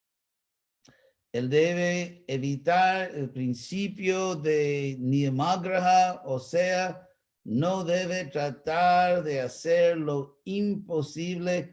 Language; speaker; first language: Spanish; non-native, fluent; English